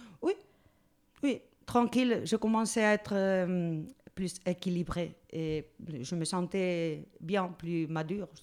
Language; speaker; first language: French; non-native, learner; Spanish